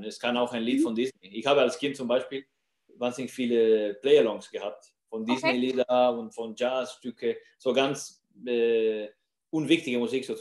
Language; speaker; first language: German; non-native, fluent; Spanish